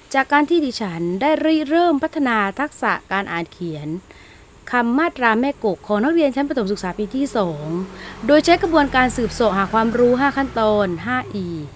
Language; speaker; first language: Thai; non-native, local second language; Malay